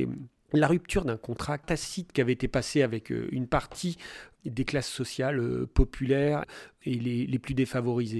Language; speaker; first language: French; native; French